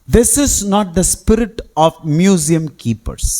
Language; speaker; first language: English; non-native, local second language; Tamil